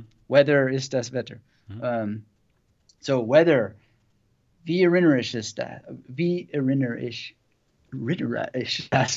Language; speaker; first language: German; non-native, learner; English